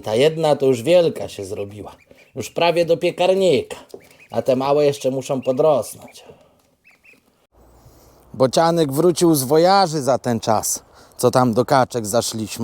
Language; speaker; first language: Polish; native; Polish